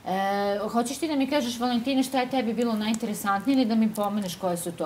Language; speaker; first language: Serbian; native; Serbian